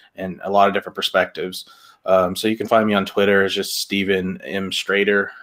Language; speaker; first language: English; native; English